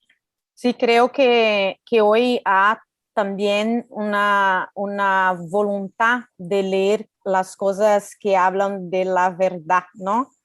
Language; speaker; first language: Spanish; non-native, fluent; Portuguese